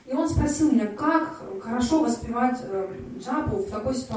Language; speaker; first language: Russian; native; Russian